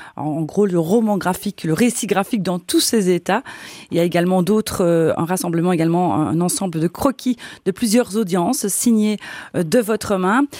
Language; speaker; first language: French; native; French